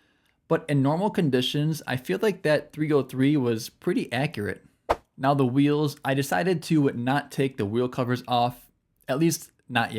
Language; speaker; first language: English; native; English